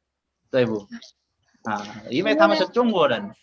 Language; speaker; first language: Chinese; non-native, fluent; Indonesian